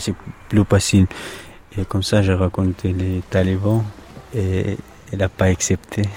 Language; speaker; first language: French; non-native, learner; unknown